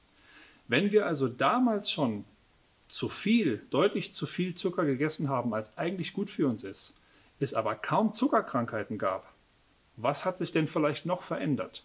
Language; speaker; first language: German; native; German